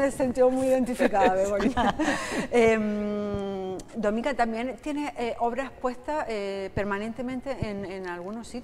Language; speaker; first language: Spanish; native; Spanish